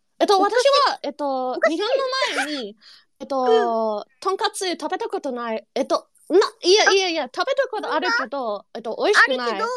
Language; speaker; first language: Japanese; non-native, learner; English